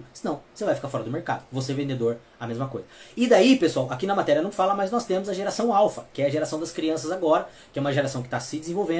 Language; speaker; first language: Portuguese; native; Portuguese